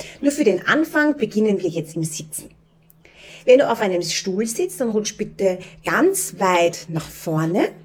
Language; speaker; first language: German; native; German